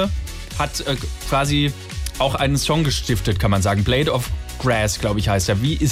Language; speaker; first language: German; native; German